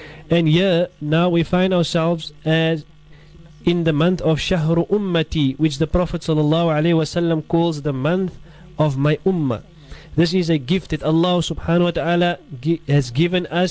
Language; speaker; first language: English; native; English